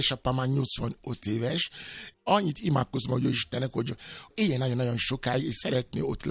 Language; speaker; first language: Hungarian; non-native, fluent; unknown